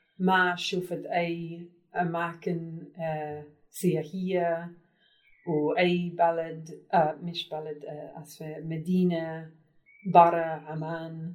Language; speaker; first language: Arabic; non-native, learner; English